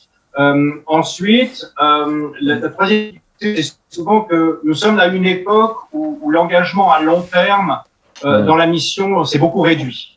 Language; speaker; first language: French; native; French